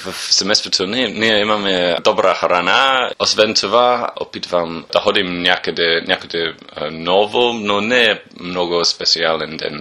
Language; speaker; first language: Bulgarian; non-native, learner; English